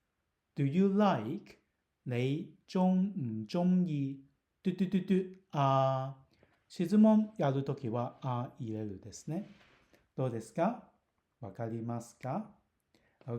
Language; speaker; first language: Japanese; non-native, fluent; Cantonese